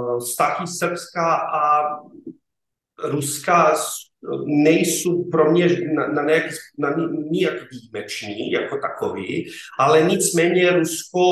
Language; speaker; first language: Czech; non-native, fluent; Serbian